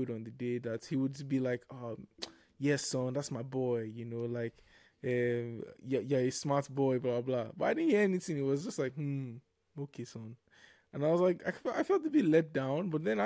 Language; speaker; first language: English; non-native, local second language; Yoruba